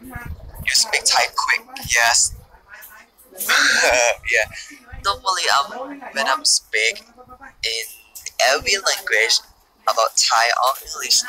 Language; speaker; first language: English; non-native, learner; Thai